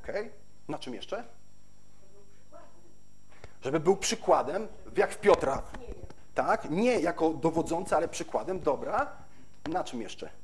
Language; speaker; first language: Polish; native; Polish